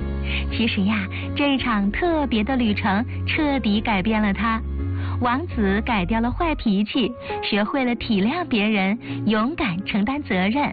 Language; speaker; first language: Chinese; native; Chinese